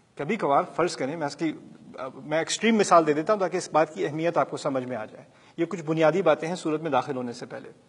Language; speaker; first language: Urdu; early bilingual, heritage; Urdu